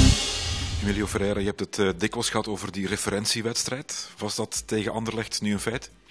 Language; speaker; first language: Dutch; native; Dutch